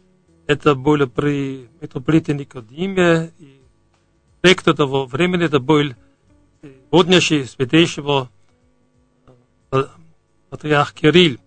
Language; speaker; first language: Russian; non-native, fluent; German